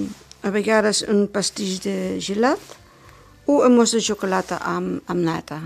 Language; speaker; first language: Catalan; non-native, learner; Dutch